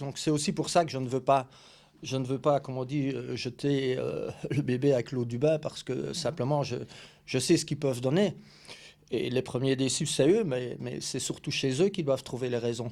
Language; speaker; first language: French; native; French